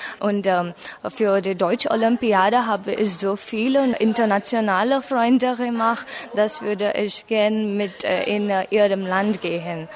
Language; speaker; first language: German; non-native, learner; Marathi